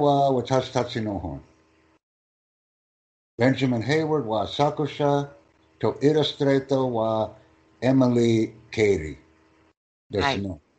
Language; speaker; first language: Japanese; non-native, learner; English